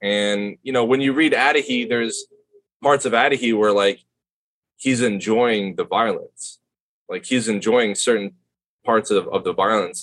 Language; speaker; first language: English; native; English